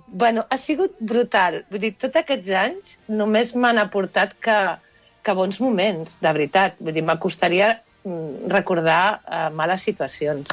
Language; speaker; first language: Catalan; non-native, local second language; Spanish